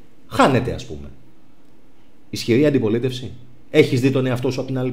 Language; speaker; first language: Greek; native; Greek